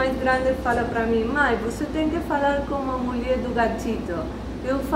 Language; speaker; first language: Portuguese; non-native, learner; Spanish